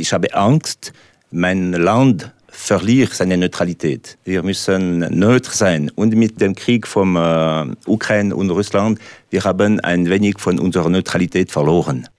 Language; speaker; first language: German; non-native, local second language; French